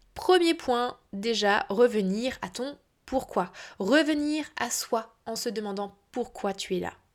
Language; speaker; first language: French; native; French